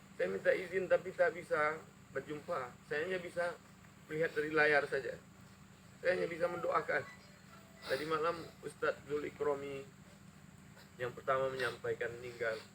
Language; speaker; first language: Indonesian; native; Indonesian